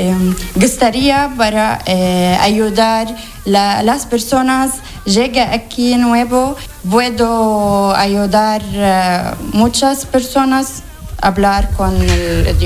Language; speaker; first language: Spanish; non-native, learner; Arabic